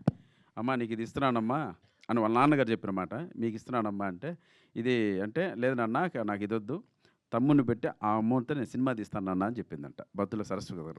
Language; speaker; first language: Telugu; native; Telugu